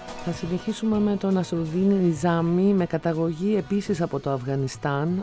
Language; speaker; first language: Greek; native; Greek